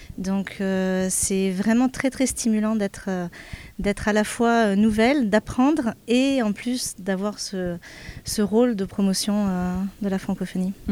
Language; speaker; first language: French; native; French